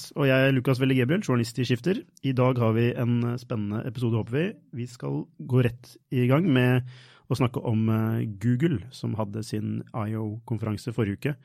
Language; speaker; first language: Norwegian; native; Norwegian